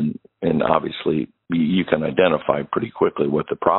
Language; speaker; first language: English; native; English